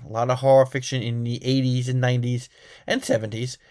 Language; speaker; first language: English; native; English